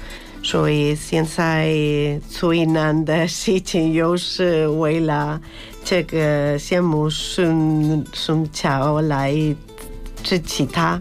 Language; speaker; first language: Chinese; non-native, fluent; Spanish